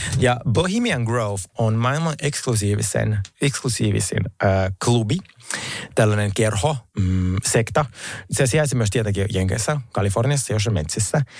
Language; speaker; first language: Finnish; non-native, fluent; Russian